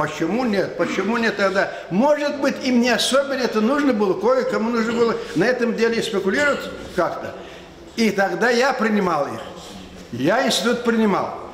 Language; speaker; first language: Russian; non-native, local second language; Lezghian